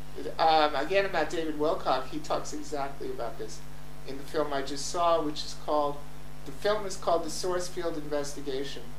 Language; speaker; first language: English; native; English